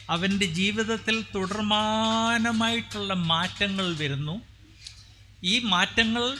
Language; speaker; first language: Malayalam; non-native, local second language; Hindi